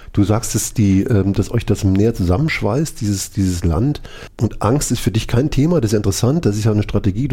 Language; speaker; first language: German; native; German